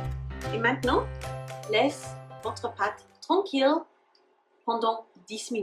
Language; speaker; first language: French; non-native, learner; English